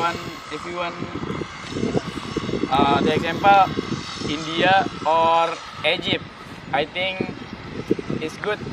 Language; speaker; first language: English; non-native, learner; Indonesian